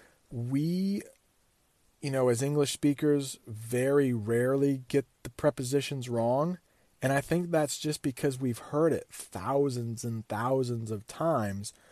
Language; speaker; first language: English; native; English